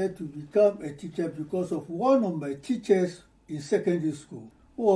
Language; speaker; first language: English; non-native, fluent; Ewe